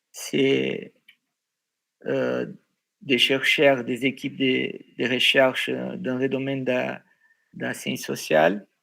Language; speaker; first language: French; non-native, fluent; Portuguese